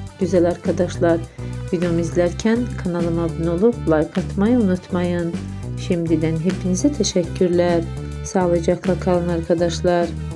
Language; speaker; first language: Turkish; native; Turkish